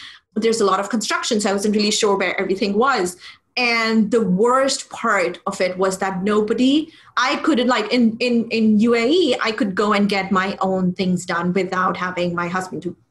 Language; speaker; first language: English; non-native, local second language; Urdu